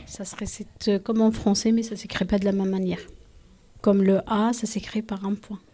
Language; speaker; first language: French; early bilingual, other home language; Kabyle